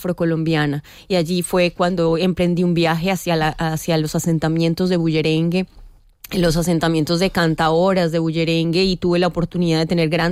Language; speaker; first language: Spanish; native; Spanish